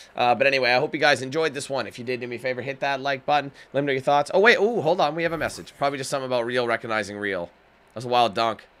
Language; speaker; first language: English; native; English